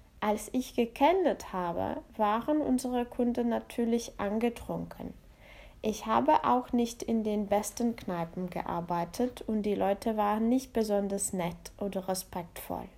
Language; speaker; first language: German; non-native, fluent; Czech